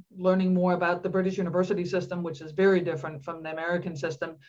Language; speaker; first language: English; non-native, fluent; Danish